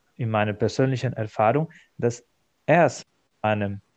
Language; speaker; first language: German; non-native, fluent; Spanish